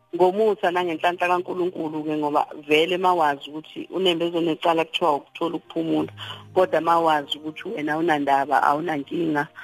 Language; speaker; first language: Zulu; native; Zulu